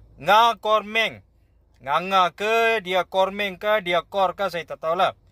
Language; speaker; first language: Malay; non-native, local second language; Tamil